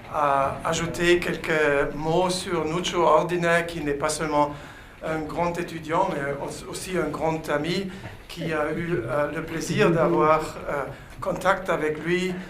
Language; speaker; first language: French; non-native, fluent; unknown